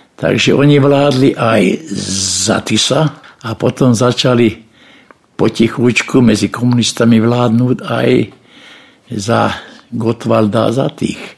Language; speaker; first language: Slovak; non-native, local second language; Hungarian